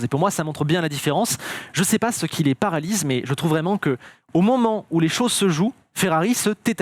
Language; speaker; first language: French; native; French